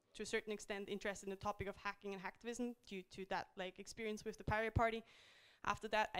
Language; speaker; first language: English; non-native, fluent; German